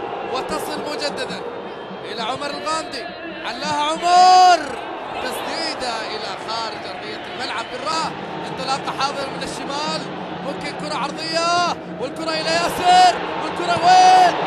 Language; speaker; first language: Arabic; native; Arabic